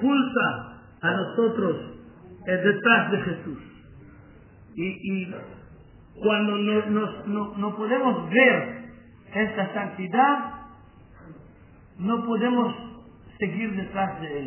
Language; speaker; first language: Spanish; non-native, learner; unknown